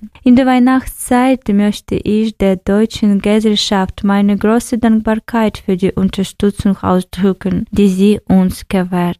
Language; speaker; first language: German; non-native, fluent; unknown